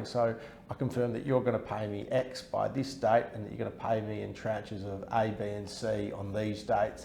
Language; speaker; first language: English; native; English